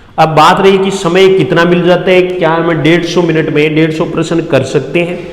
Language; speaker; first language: Hindi; native; Hindi